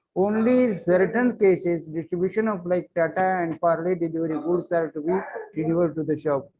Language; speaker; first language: English; non-native, local second language; Marathi